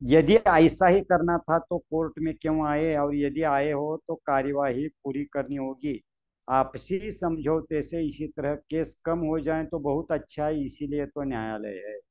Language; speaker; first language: Hindi; non-native, local second language; Marathi